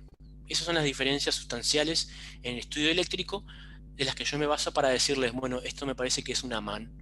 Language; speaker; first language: Spanish; native; Spanish